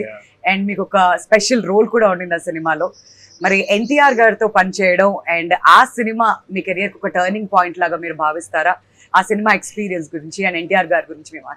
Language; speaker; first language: Telugu; native; Telugu